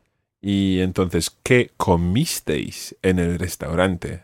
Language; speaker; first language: Spanish; non-native, fluent; English